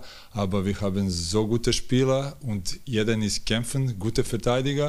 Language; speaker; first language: German; non-native, learner; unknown